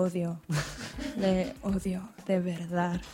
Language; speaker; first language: Spanish; non-native, learner; English